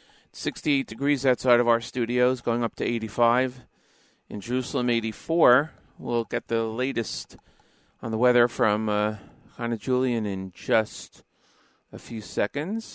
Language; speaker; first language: English; native; English